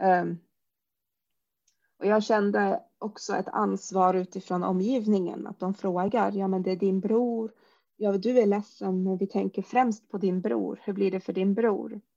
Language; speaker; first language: Swedish; early bilingual, other home language; Arabic